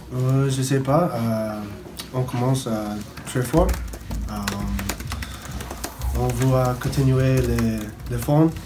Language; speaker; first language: French; non-native, learner; English